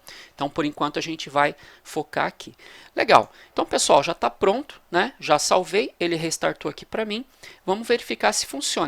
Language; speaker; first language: Portuguese; native; Portuguese